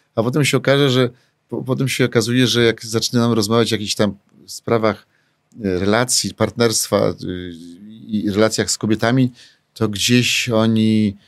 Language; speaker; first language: Polish; native; Polish